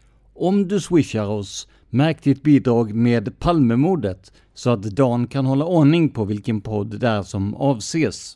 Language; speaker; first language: Swedish; native; Swedish